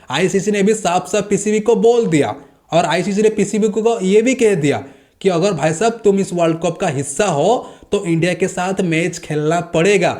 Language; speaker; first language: Hindi; native; Hindi